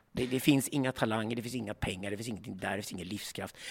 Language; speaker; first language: Swedish; native; Swedish